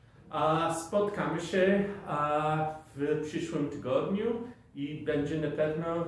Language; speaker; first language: Polish; non-native, fluent; English